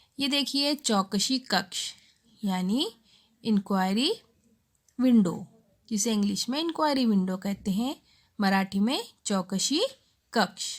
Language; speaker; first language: Hindi; non-native, local second language; Urdu